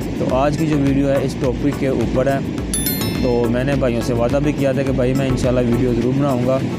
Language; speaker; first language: Urdu; non-native, local second language; Punjabi